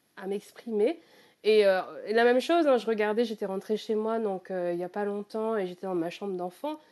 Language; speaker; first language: French; native; French